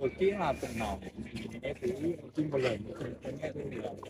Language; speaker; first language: Vietnamese; non-native, learner; Chinese